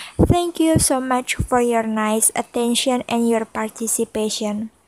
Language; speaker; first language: English; non-native, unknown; Indonesian